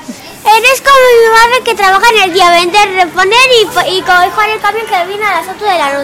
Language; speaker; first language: Spanish; early bilingual, other home language; Arabic